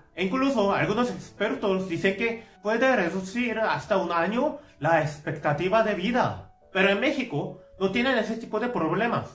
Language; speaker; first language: Spanish; non-native, fluent; Korean